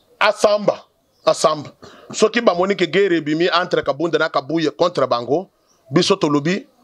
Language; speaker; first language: Lingala; native; Lingala